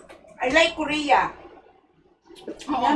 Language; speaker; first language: English; non-native, local second language; Filipino